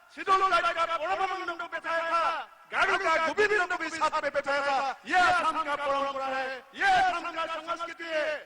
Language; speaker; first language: Hindi; non-native, local second language; Assamese